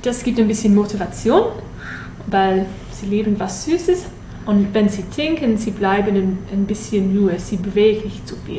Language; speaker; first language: German; non-native, learner; English